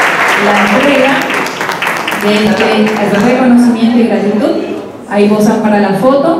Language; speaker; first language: Spanish; native; Spanish